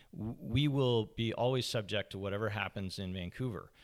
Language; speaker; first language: English; native; English